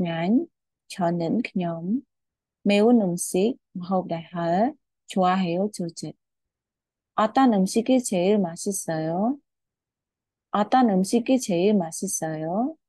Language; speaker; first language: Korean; non-native, fluent; Khmer